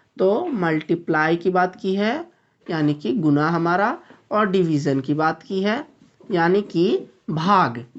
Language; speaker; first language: Hindi; native; Hindi